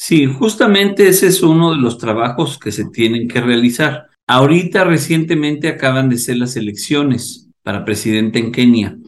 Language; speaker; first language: Spanish; native; Spanish